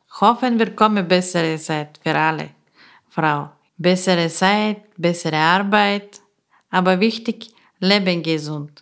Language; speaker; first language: German; non-native, learner; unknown